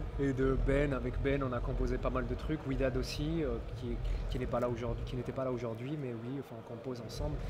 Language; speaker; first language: French; non-native, local second language; Arabic